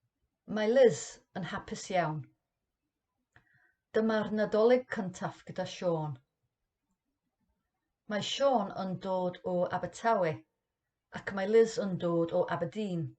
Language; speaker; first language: Welsh; non-native, learner; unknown